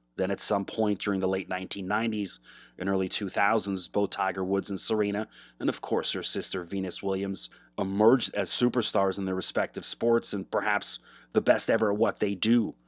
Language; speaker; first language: English; native; English